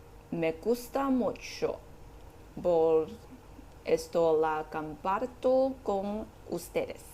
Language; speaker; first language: Spanish; non-native, learner; Chinese